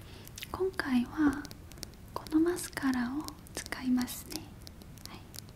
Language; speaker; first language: Japanese; non-native, fluent; Korean